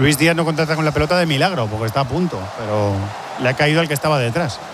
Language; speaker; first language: Spanish; native; Spanish